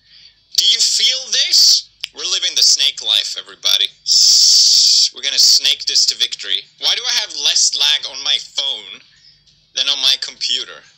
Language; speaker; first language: English; native; English